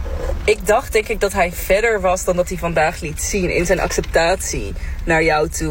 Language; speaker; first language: Dutch; native; Dutch